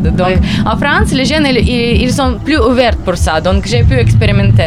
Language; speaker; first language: French; non-native, learner; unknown